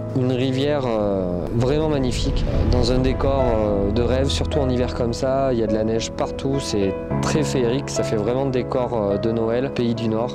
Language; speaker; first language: French; native; French